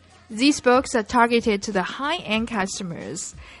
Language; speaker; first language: English; non-native, fluent; Chinese